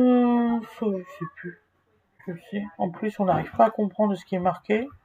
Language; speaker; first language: French; native; French